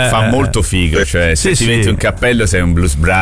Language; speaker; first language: Italian; native; Italian